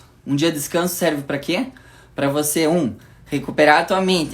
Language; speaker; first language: Portuguese; native; Portuguese